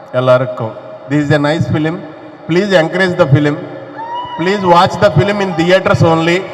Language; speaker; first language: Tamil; non-native, learner; Telugu